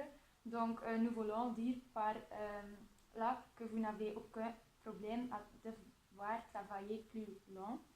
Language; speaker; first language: French; non-native, local second language; Dutch